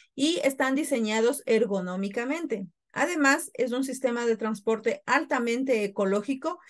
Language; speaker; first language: Spanish; native; Spanish